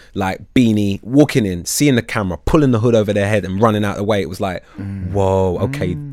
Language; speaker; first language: English; native; English